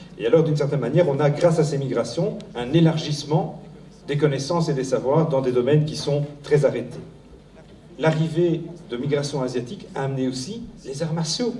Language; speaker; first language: French; native; French